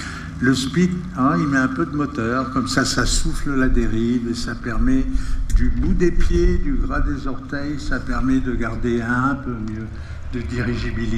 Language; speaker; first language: French; native; French